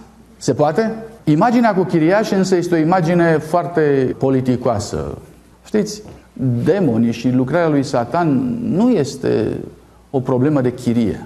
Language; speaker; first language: Romanian; native; Romanian